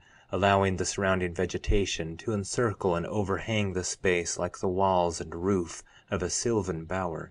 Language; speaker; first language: English; native; English